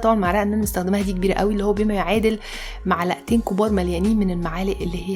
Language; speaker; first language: Arabic; native; Arabic